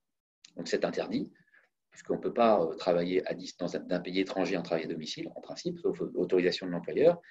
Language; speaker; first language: French; native; French